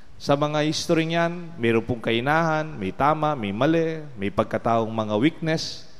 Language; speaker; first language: Filipino; non-native, local second language; Pampanga